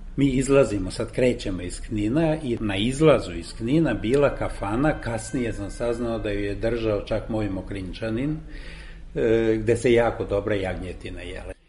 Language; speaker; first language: Serbian; non-native, local second language; Hungarian